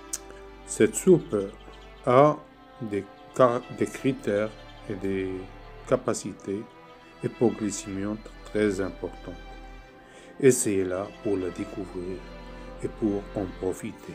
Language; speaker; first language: French; non-native, local second language; Arabic